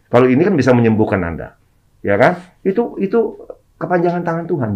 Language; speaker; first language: Indonesian; native; Indonesian